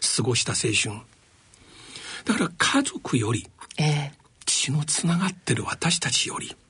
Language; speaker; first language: Japanese; non-native, fluent; Chinese